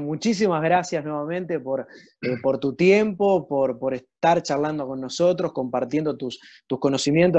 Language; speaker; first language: Spanish; native; Spanish